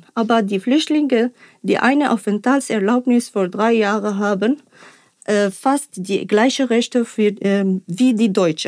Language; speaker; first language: German; non-native, learner; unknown